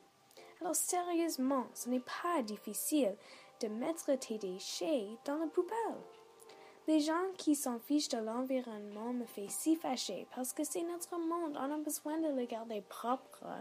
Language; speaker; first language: French; non-native, learner; English